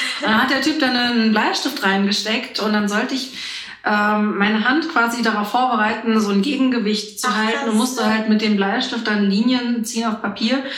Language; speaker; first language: German; native; German